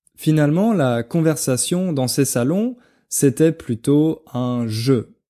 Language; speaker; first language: French; native; French